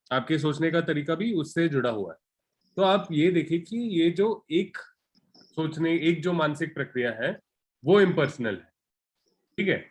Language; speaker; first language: Hindi; non-native, local second language; Marathi